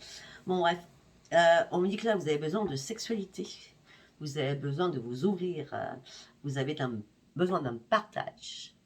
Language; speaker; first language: French; native; French